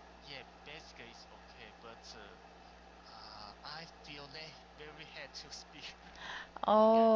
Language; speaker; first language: English; non-native, learner; Chinese